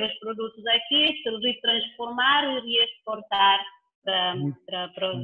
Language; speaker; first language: Portuguese; non-native, local second language; Kabuverdianu